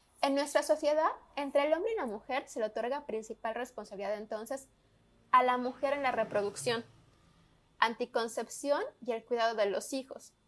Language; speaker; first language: Spanish; native; Spanish